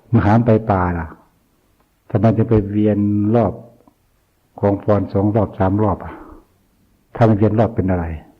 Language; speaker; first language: Thai; non-native, local second language; Northeastern Thai